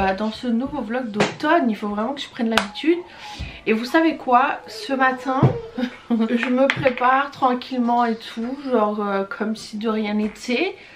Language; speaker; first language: French; early bilingual, other home language; Portuguese